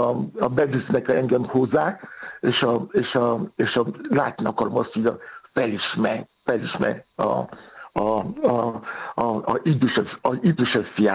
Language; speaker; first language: Hungarian; non-native, fluent; Yoruba